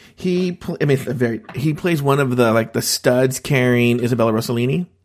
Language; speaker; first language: English; native; English